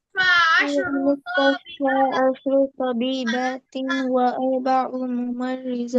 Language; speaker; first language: Arabic; non-native, learner; Bangla